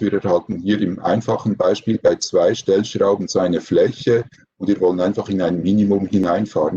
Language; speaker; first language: German; native; German